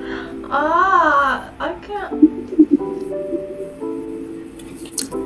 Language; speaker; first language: Korean; non-native, learner; Indonesian